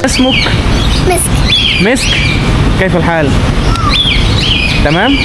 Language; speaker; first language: Arabic; non-native, learner; Bangla